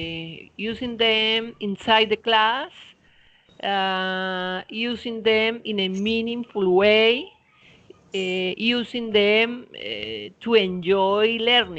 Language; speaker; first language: English; non-native, fluent; Spanish